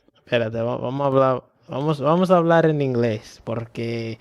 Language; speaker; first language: Spanish; early bilingual, other home language; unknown